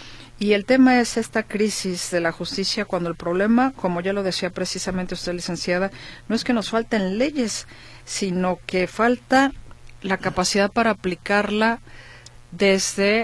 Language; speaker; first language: Spanish; native; Spanish